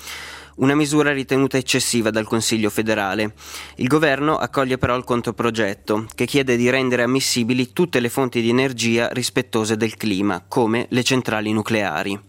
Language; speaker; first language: Italian; native; Italian